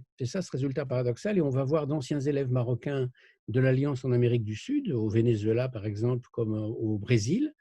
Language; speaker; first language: French; native; French